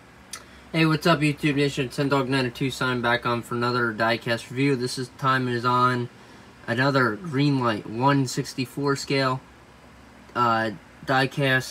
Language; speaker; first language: English; native; English